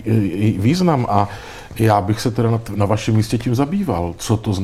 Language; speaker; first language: Czech; native; Czech